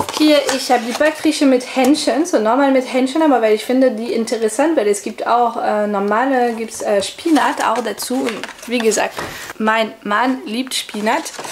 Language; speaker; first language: German; non-native, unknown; French